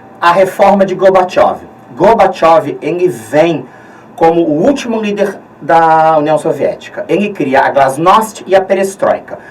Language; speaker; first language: Portuguese; native; Portuguese